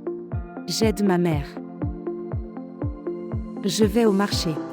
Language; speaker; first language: French; non-native, local second language; Malagasy